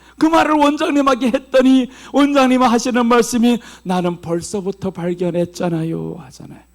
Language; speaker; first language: Korean; early bilingual, heritage; Korean